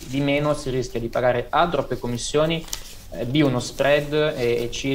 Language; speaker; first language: Italian; native; Italian